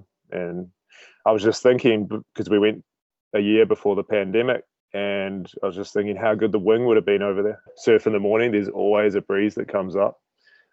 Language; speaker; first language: English; native; English